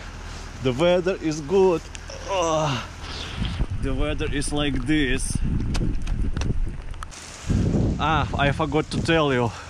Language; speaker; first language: English; non-native, fluent; Russian